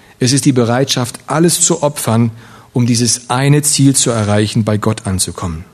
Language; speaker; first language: German; early bilingual, other home language; Russian